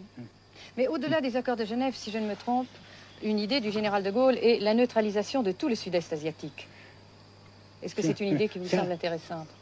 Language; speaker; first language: French; native; French